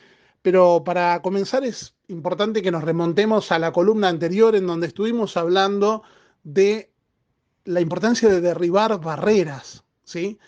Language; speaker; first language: Spanish; native; Spanish